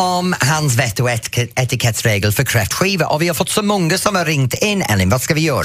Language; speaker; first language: Swedish; non-native, fluent; English